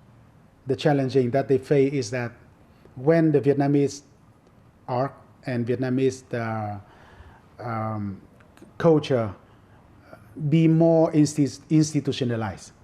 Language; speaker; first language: English; non-native, fluent; Vietnamese